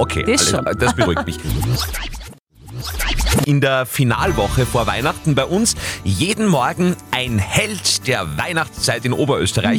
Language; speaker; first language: German; native; German